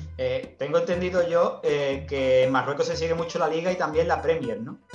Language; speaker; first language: Spanish; native; Spanish